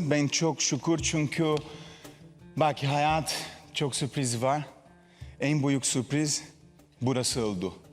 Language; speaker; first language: Turkish; non-native, learner; Portuguese